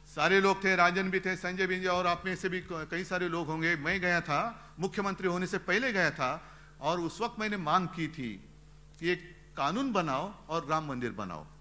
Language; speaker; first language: Hindi; non-native, local second language; Marathi